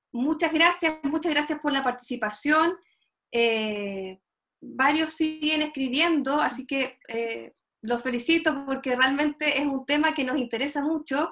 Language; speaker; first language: Spanish; native; Spanish